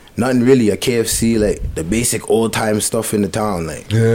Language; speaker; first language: English; native; English